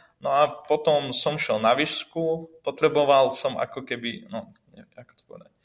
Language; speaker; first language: Slovak; native; Slovak